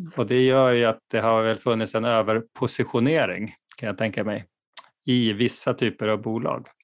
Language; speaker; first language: Swedish; native; Swedish